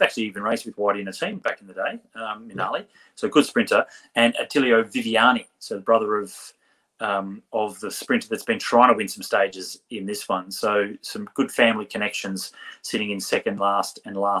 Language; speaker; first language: English; native; English